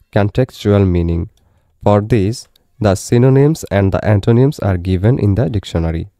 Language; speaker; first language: English; non-native, local second language; Bangla